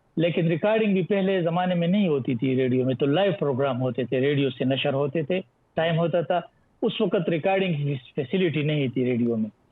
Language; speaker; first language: Urdu; non-native, local second language; Pashto